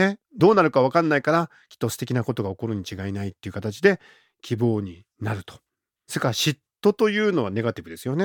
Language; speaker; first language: Japanese; native; Japanese